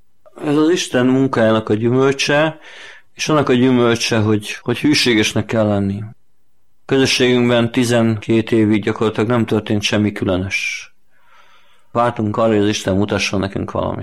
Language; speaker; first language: Hungarian; native; Hungarian